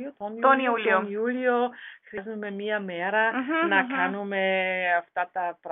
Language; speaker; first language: Greek; non-native, learner; German